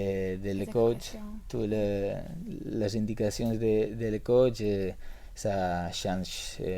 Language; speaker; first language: French; non-native, learner; Spanish